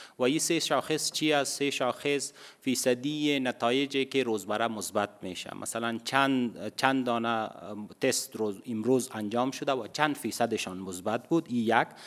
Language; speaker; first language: Persian; non-native, local second language; Pashto